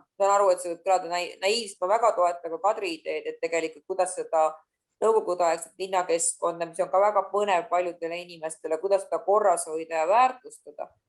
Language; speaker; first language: Estonian; native; Estonian